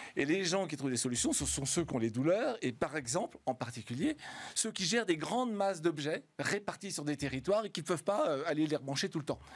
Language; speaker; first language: French; native; French